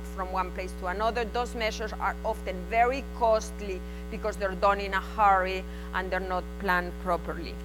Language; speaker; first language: English; non-native, fluent; Spanish